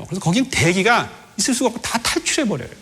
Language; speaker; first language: Korean; native; Korean